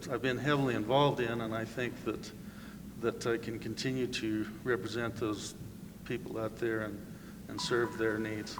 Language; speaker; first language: English; native; English